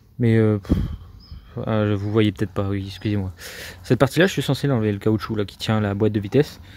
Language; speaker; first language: French; native; French